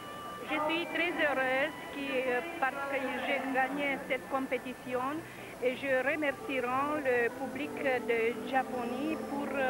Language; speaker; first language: French; non-native, learner; Romanian